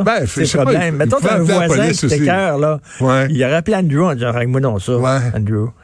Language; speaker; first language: French; native; French